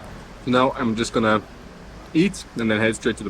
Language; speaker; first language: English; non-native, fluent; Norwegian